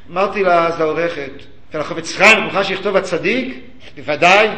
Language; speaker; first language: Hebrew; early bilingual, other home language; English